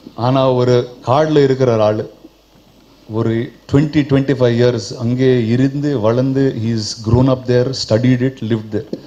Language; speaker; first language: Tamil; non-native, local second language; Telugu